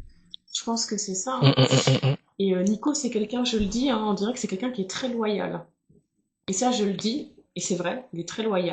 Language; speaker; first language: French; native; French